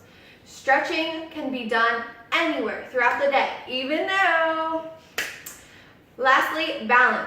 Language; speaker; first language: English; native; English